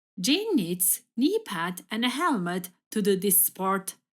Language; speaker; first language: English; non-native, fluent; Turkish